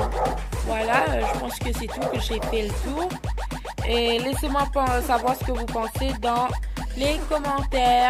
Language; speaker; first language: French; native; French